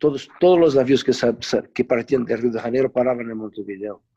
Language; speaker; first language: Spanish; non-native, fluent; Portuguese